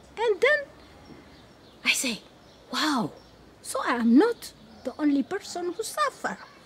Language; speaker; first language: English; non-native, fluent; Tigrinya